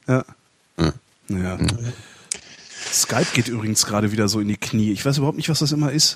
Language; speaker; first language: German; native; German